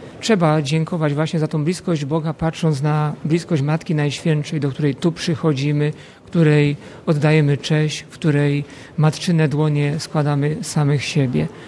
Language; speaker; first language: Polish; native; Polish